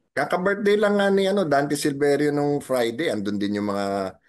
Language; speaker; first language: Filipino; native; Filipino